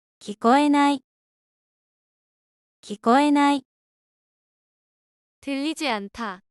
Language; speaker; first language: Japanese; non-native, fluent; Korean